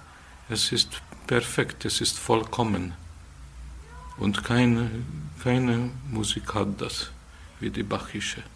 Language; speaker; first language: German; non-native, fluent; Hungarian